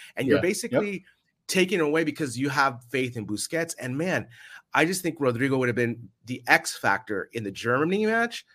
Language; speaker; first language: English; native; English